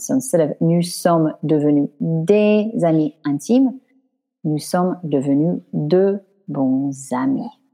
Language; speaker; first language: French; non-native, fluent; English